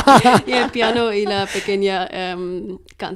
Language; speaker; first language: Spanish; non-native, fluent; German